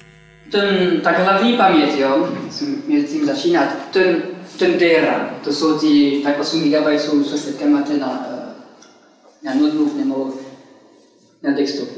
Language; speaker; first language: Czech; non-native, fluent; French